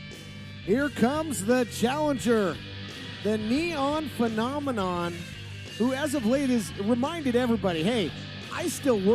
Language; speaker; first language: English; native; English